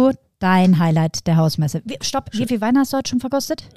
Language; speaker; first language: German; native; German